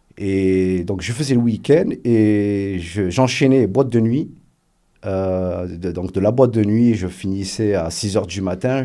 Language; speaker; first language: French; early bilingual, other home language; Arabic